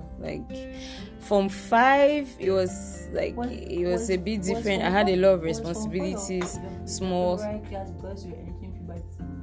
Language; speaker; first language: English; non-native, local second language; French